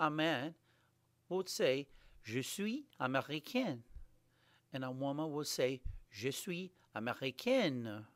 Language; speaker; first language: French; non-native, fluent; English